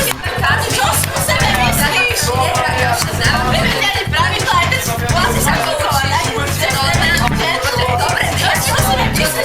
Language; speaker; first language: Slovak; native; Slovak